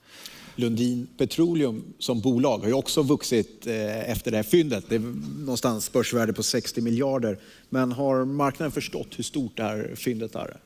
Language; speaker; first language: Swedish; native; Swedish